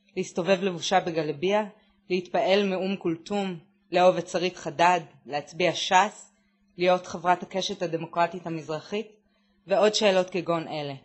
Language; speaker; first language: Hebrew; native; Hebrew